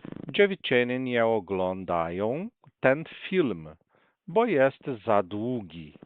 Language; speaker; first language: Polish; non-native, fluent; Portuguese